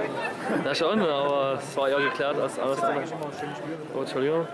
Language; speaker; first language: German; native; German